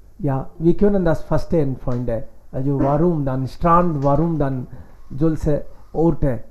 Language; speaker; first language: German; non-native, fluent; Hindi